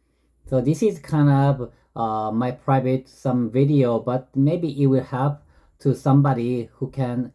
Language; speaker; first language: English; non-native, learner; Korean